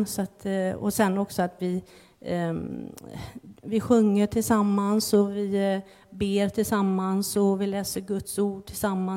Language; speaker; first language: Swedish; native; Swedish